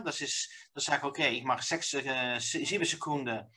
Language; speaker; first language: German; non-native, learner; Dutch